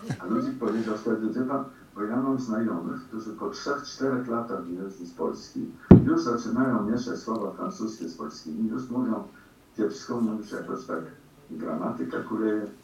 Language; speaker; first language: Polish; early bilingual, heritage; Polish